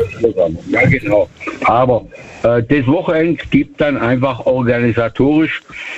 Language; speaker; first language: German; native; German